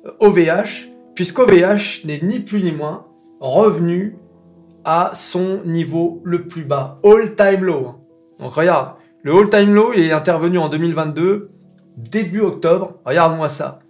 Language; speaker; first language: French; native; French